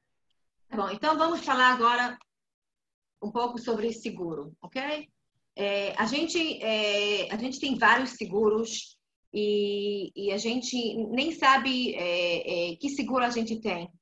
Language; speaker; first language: Portuguese; non-native, fluent; Hebrew